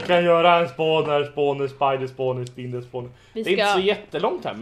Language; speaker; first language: Swedish; native; Swedish